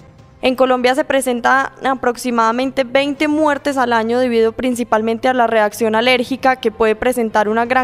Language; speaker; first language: Spanish; native; Spanish